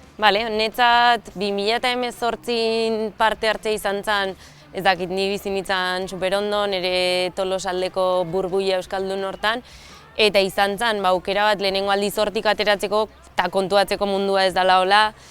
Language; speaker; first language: Basque; native; Basque